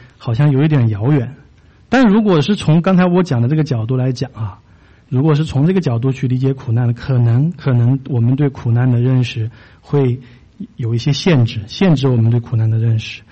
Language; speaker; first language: Chinese; native; Chinese